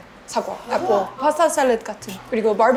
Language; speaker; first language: Korean; non-native, learner; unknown